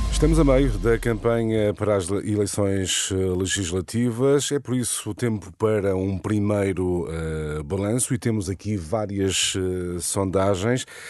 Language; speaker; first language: Portuguese; native; Portuguese